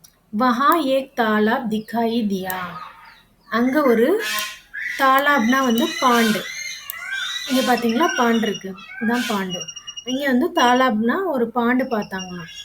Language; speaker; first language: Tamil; native; Tamil